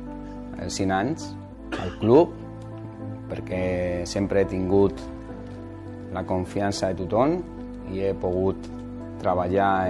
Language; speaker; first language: Catalan; non-native, local second language; Spanish